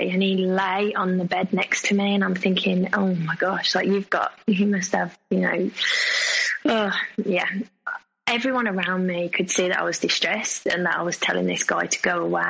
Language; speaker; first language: English; native; English